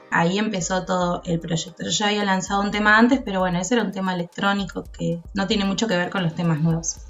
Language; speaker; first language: Spanish; native; Spanish